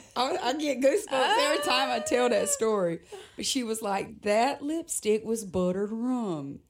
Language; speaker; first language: English; native; English